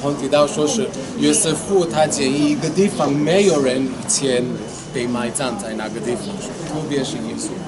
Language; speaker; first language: Chinese; non-native, fluent; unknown